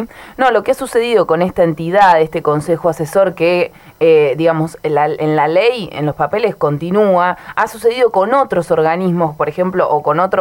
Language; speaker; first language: Spanish; native; Spanish